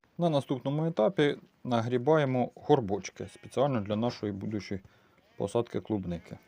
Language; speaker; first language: Ukrainian; non-native, local second language; Russian